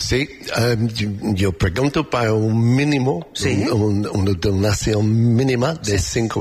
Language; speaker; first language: Spanish; non-native, learner; English